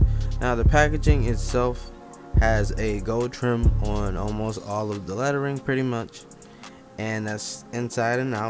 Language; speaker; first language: English; native; English